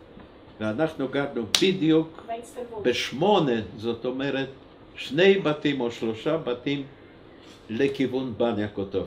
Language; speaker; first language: Hebrew; non-native, fluent; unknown